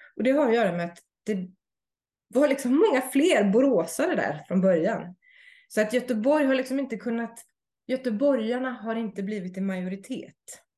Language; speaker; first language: Swedish; native; Swedish